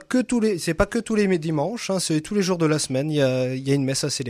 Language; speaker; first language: French; native; French